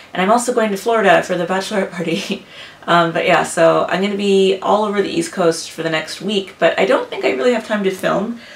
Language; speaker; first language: English; native; English